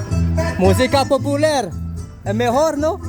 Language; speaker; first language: Spanish; non-native, learner; French